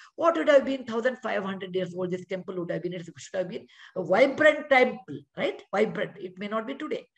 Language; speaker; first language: English; non-native, local second language; Kannada